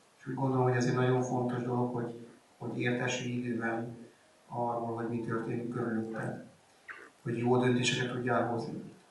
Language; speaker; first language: Hungarian; native; Hungarian